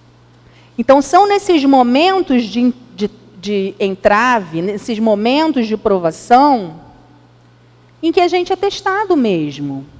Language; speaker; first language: Portuguese; native; Portuguese